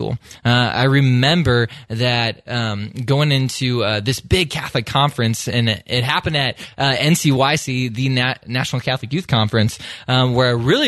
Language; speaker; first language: English; native; English